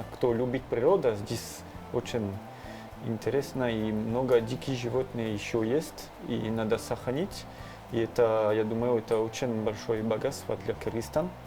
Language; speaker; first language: Russian; non-native, learner; French